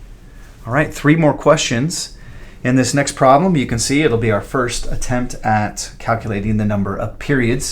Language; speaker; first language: English; native; English